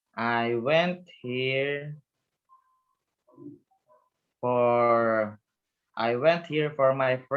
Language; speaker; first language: English; non-native, learner; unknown